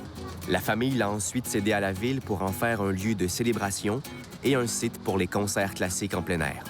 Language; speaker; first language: French; native; French